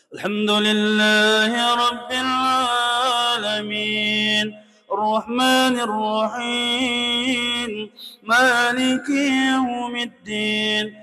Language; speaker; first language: Malay; non-native, local second language; Buginese